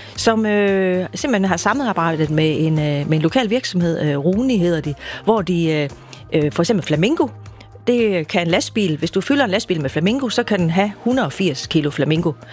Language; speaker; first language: Danish; native; Danish